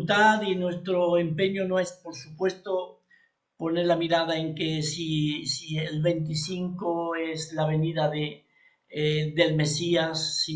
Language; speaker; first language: Spanish; native; Spanish